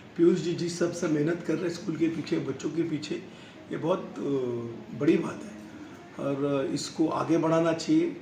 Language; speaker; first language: Hindi; non-native, local second language; Tamil